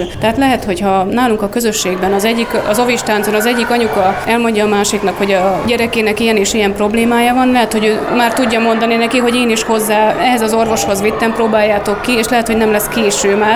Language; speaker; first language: Hungarian; native; Hungarian